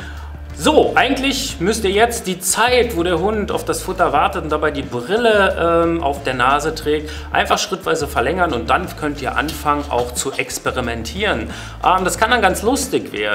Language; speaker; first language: German; native; German